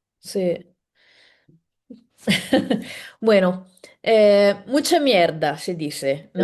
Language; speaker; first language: Spanish; non-native, fluent; Italian